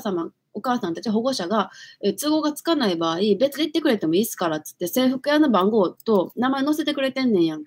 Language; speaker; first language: Japanese; native; Japanese